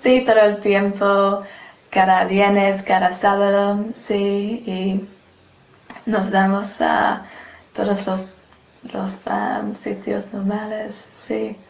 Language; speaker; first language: Spanish; non-native, learner; English